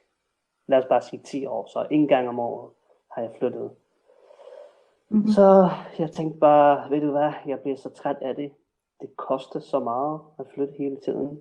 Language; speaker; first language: Danish; non-native, fluent; English